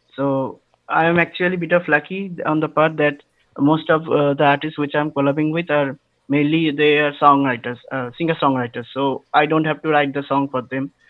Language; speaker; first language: English; non-native, local second language; Bangla